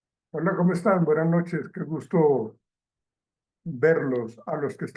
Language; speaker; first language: Spanish; native; Spanish